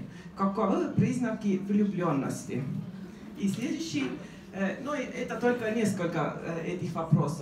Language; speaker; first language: Russian; non-native, fluent; Estonian